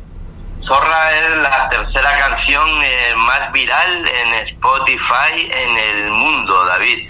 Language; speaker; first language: Spanish; native; Spanish